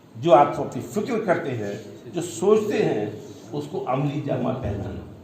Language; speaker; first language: Urdu; native; Urdu